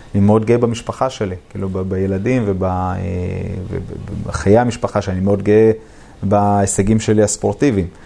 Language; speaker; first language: Hebrew; native; Hebrew